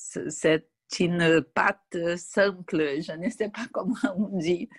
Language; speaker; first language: French; non-native, fluent; Portuguese